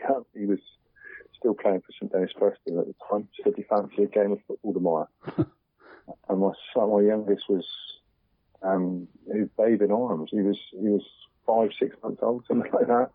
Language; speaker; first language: English; native; English